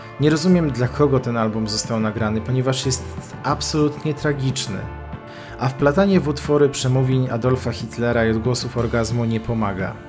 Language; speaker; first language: Polish; native; Polish